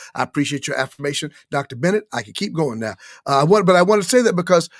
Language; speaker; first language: English; native; English